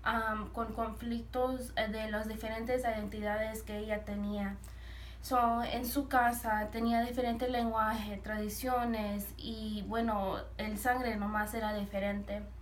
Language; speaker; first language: Spanish; early bilingual, heritage; Spanish